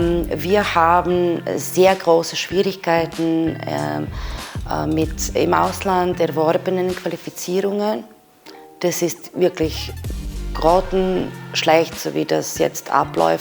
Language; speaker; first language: German; non-native, fluent; Serbian